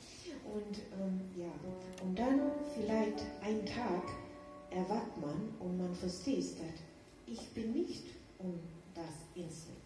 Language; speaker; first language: German; non-native, learner; Danish